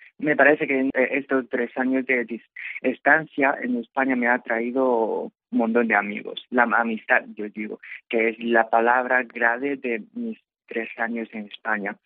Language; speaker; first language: Spanish; non-native, fluent; Chinese